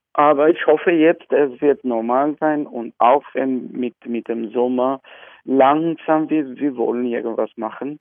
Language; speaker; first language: German; non-native, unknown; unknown